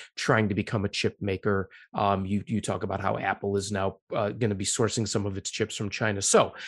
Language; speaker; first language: English; native; English